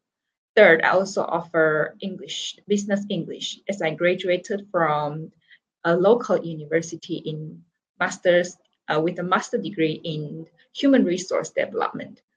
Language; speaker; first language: English; non-native, local second language; Chinese